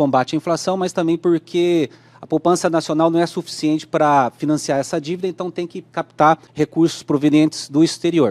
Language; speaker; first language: Portuguese; native; Portuguese